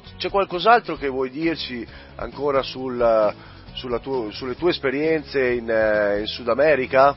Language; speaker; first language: Italian; native; Italian